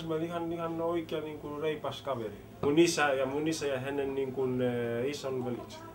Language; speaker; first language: Finnish; early bilingual, heritage; Finnish